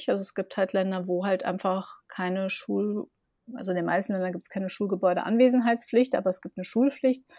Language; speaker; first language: German; native; German